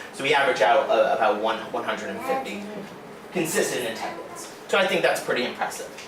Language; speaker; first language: English; native; English